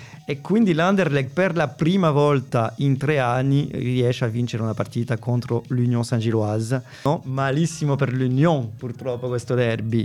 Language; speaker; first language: Italian; non-native, fluent; French